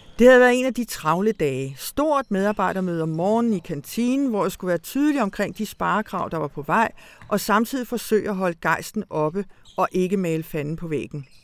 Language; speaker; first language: Danish; early bilingual, other home language; Hungarian